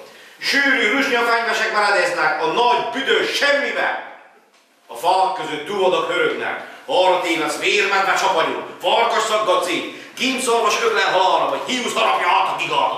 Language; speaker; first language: Hungarian; native; Hungarian